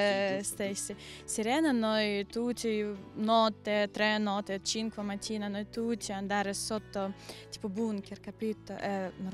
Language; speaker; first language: Italian; non-native, learner; Ukrainian